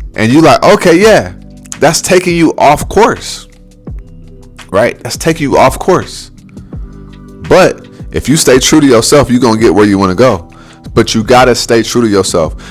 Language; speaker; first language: English; native; English